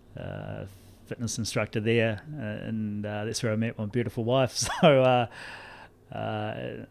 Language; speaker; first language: English; native; English